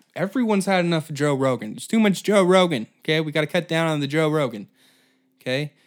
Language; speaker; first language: English; native; English